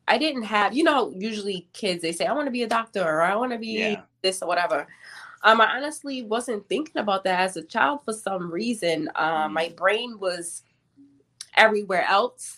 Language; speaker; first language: English; native; English